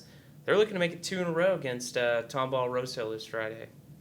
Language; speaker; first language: English; native; English